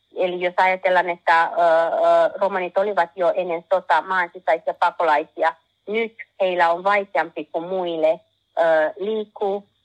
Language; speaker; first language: Finnish; non-native, learner; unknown